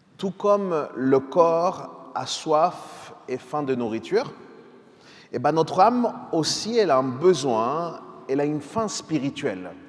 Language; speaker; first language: French; non-native, fluent; Spanish